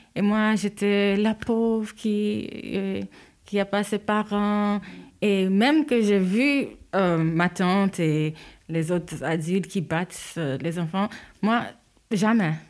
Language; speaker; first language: French; non-native, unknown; Haitian Creole